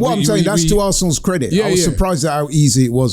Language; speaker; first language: English; native; English